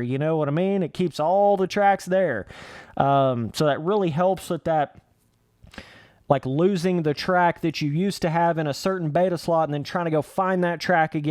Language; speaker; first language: English; native; English